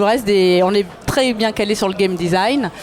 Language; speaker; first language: French; native; French